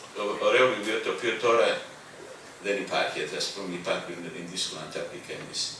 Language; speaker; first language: Greek; early bilingual, heritage; Greek